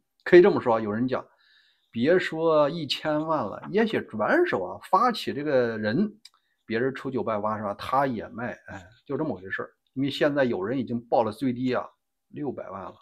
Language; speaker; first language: Chinese; native; Chinese